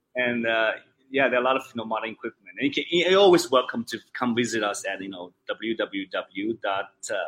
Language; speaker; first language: English; non-native, fluent; Chinese